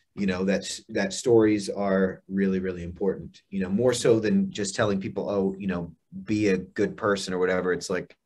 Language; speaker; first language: English; native; English